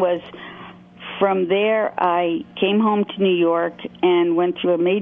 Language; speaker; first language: English; native; English